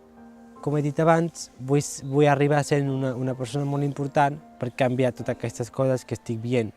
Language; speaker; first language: Catalan; early bilingual, other home language; Georgian